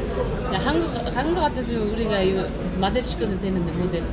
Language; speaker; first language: Korean; non-native, fluent; Uzbek